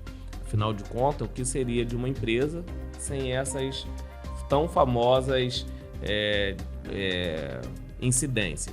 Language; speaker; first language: Portuguese; native; Portuguese